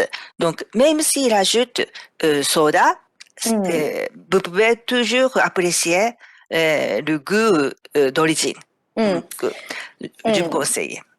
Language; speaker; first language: French; non-native, fluent; Japanese